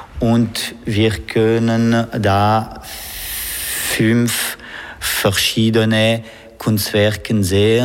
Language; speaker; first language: German; non-native, local second language; French